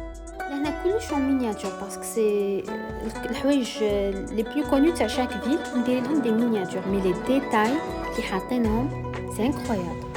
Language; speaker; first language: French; non-native, local second language; Arabic